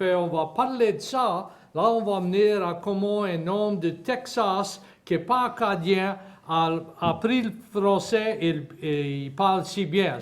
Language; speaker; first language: French; native; French